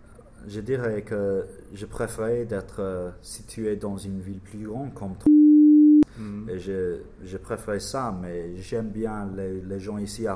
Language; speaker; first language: French; non-native, learner; English